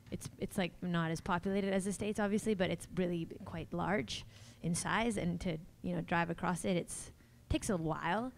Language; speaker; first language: English; native; English